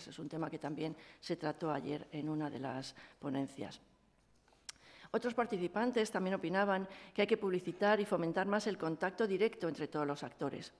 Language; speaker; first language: Spanish; native; Spanish